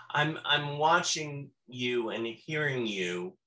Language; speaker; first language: English; native; English